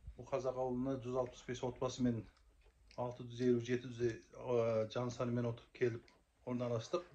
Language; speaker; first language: Kazakh; early bilingual, heritage; Kazakh